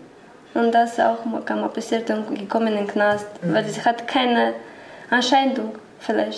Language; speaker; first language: German; non-native, learner; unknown